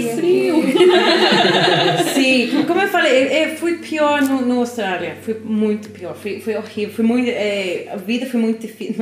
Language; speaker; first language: Portuguese; non-native, learner; English